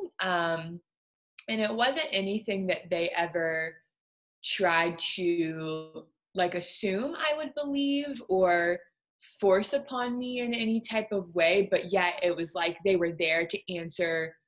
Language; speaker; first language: English; native; English